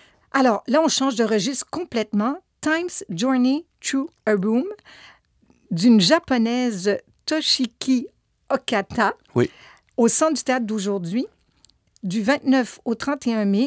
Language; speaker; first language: French; native; French